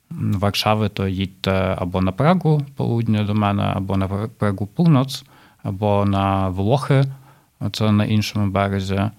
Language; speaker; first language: Ukrainian; non-native, local second language; Russian